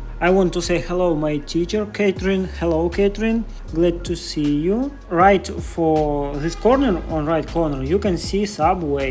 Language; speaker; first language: English; non-native, learner; Russian